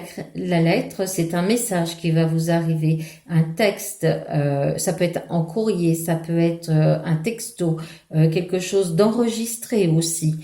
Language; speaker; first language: French; native; French